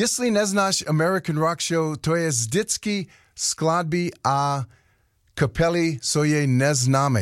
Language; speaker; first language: Czech; non-native, learner; English